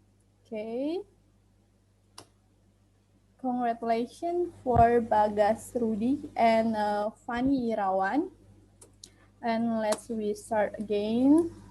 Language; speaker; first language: English; non-native, learner; Indonesian